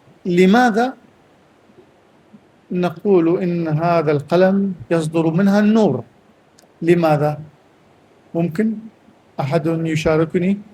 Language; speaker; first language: Arabic; native; Arabic